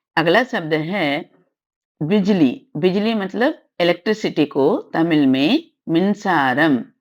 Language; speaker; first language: Hindi; non-native, local second language; Tamil